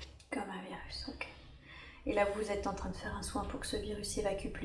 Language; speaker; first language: French; native; French